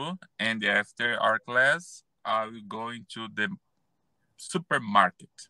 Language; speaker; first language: English; non-native, learner; Portuguese